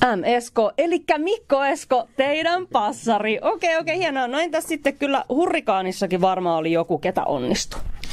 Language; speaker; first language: Finnish; native; Finnish